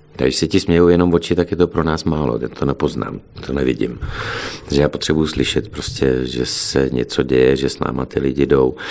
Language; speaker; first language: Czech; native; Czech